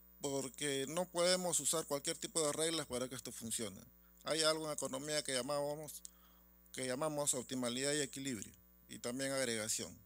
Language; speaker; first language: Spanish; native; Spanish